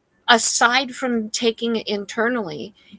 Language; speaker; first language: English; native; English